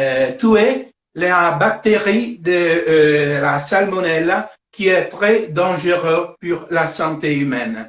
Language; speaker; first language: French; non-native, fluent; Italian